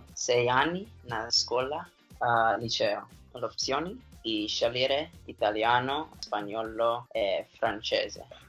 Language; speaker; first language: Italian; non-native, learner; English